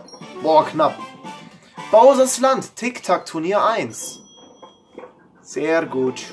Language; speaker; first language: German; native; German